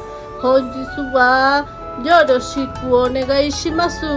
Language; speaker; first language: Japanese; non-native, learner; Portuguese